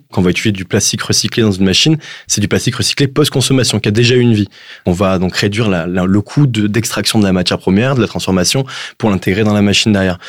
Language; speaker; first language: French; native; French